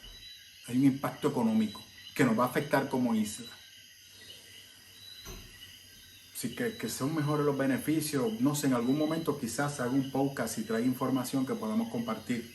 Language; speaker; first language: Spanish; native; Spanish